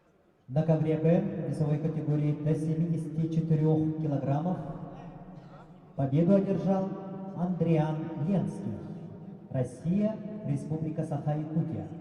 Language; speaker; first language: Russian; native; Russian